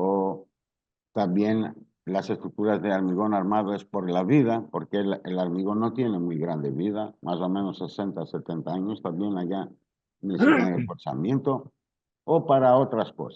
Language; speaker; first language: Spanish; non-native, learner; Greek